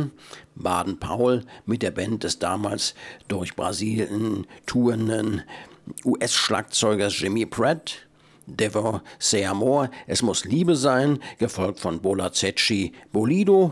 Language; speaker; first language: German; native; German